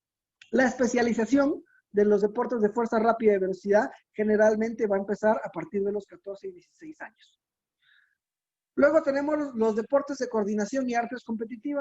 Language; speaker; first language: Spanish; native; Spanish